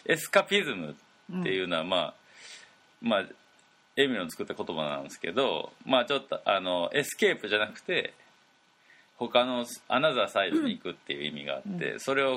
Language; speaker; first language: Japanese; native; Japanese